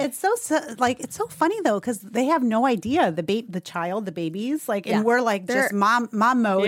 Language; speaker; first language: English; native; English